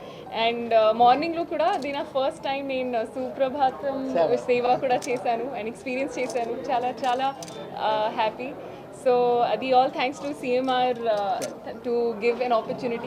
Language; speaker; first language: Telugu; non-native, learner; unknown